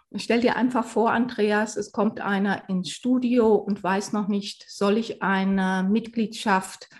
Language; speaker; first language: German; native; German